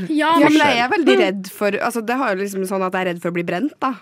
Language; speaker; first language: Norwegian; native; Norwegian